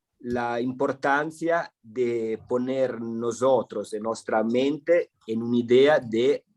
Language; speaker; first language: Spanish; non-native, fluent; Italian